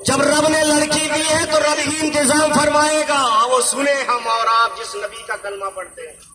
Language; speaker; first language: Urdu; native; Urdu